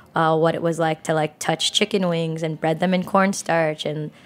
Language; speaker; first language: English; native; English